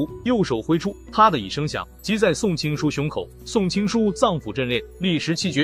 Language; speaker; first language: Chinese; native; Chinese